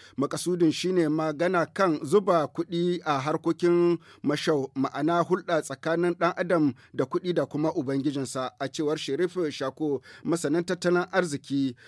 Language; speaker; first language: Hausa; native; Hausa